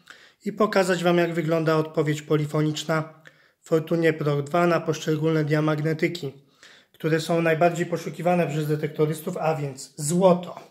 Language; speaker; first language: Polish; native; Polish